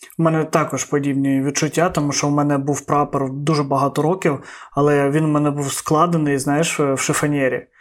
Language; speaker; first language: Ukrainian; non-native, local second language; Russian